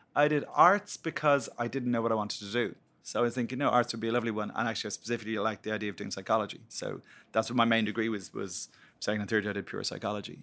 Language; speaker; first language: English; native; English